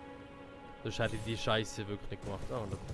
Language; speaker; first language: German; native; German